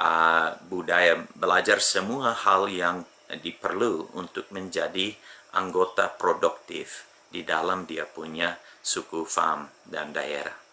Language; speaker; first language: Indonesian; non-native, fluent; English